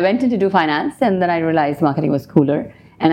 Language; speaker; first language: English; non-native, local second language; Urdu